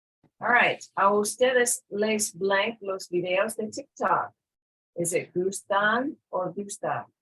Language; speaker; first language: Spanish; non-native, fluent; English